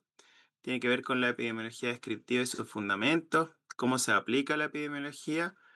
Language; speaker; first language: Spanish; native; Spanish